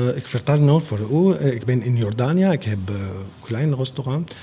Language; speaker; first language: Dutch; non-native, fluent; Arabic